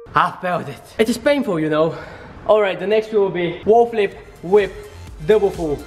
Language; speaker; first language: English; non-native, fluent; Bulgarian